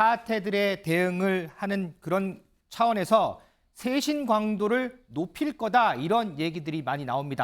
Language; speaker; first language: Korean; native; Korean